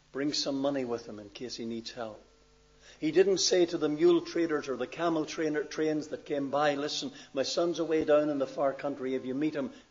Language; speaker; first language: English; native; English